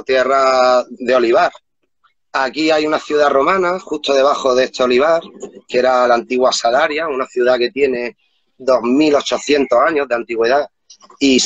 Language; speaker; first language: Spanish; native; Spanish